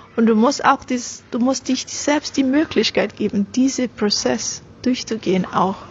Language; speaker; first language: German; non-native, fluent; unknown